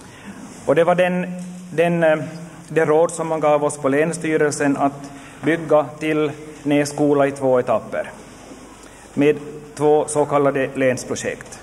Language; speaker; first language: Swedish; native; Swedish